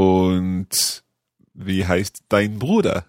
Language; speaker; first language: German; non-native, learner; English